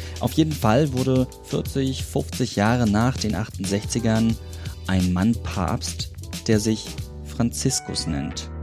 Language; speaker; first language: German; native; German